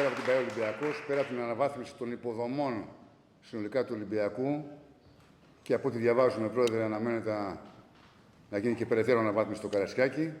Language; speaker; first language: Greek; native; Greek